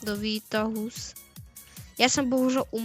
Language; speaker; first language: Czech; early bilingual, other home language; Russian